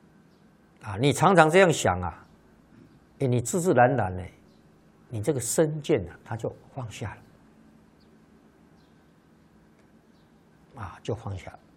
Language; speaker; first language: Chinese; native; Chinese